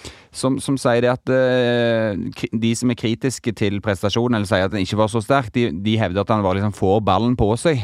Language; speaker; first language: Norwegian; native; Norwegian